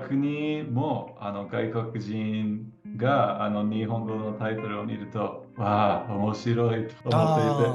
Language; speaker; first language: Japanese; non-native, learner; English